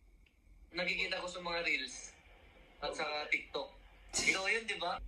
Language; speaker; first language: Filipino; non-native, local second language; Iloko